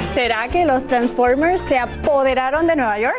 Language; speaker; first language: Spanish; native; Spanish